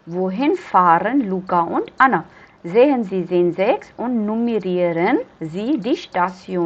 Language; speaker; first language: German; non-native, fluent; Hindi